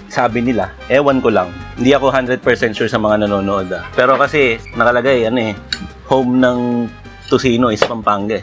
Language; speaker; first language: Filipino; non-native, local second language; Pampanga